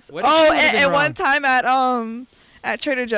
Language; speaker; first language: English; early bilingual, other home language; Spanish